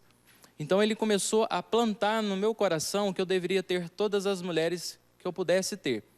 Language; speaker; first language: Portuguese; native; Portuguese